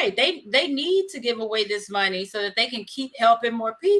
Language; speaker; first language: English; native; English